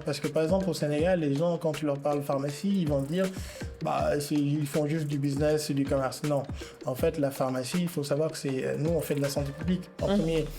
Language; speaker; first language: French; non-native, local second language; Wolof